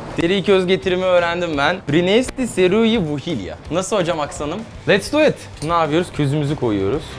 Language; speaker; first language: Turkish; native; Turkish